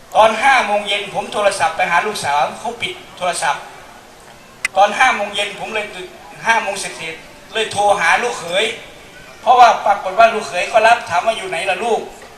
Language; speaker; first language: Thai; native; Thai